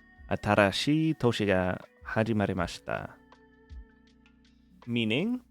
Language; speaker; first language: Japanese; non-native, learner; English